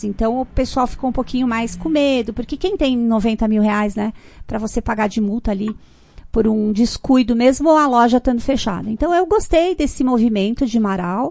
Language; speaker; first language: Portuguese; native; Portuguese